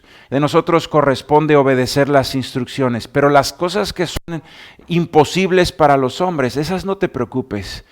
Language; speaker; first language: Spanish; native; Spanish